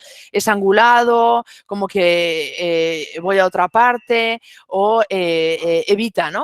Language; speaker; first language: Spanish; native; Spanish